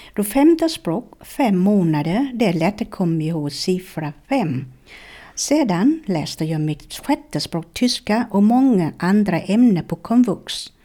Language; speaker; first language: Swedish; non-native, fluent; Vietnamese